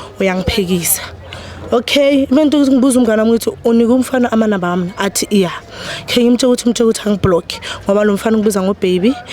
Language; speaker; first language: Zulu; native; Zulu